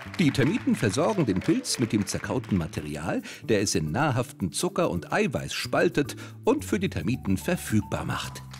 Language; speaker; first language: German; native; German